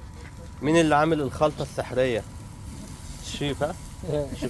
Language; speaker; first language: Arabic; native; Arabic